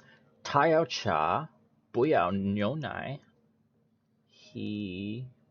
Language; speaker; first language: Chinese; non-native, learner; English